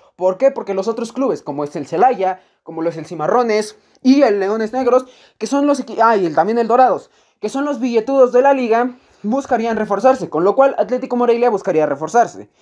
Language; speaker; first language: Spanish; native; Spanish